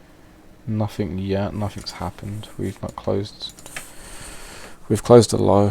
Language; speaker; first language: English; native; English